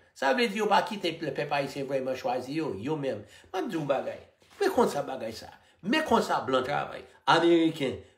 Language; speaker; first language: Haitian Creole; non-native, fluent; English